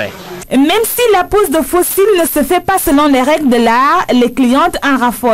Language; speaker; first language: French; non-native, local second language; Wolof